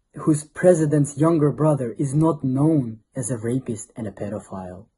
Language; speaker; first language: English; non-native, fluent; Kazakh